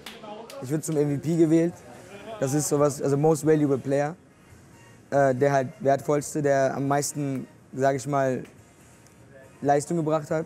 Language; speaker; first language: German; native; German